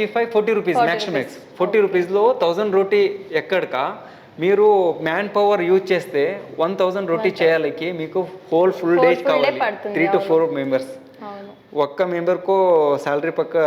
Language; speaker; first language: Telugu; non-native, local second language; Hindi